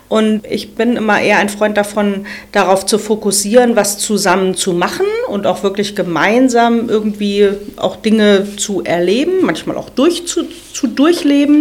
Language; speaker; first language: German; native; German